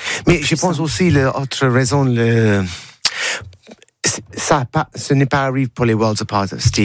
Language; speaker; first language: French; non-native, learner; English